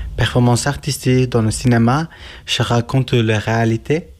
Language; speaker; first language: French; non-native, learner; Turkish